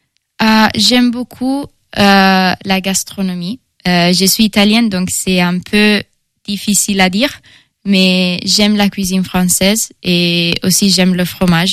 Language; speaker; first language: French; non-native, fluent; Italian